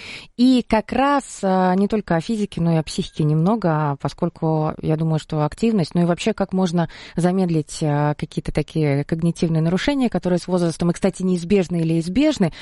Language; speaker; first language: Russian; native; Russian